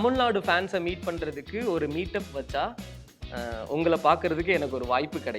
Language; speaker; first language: Tamil; native; Tamil